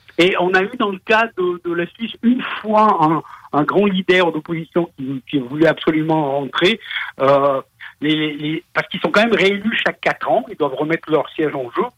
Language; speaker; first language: French; native; French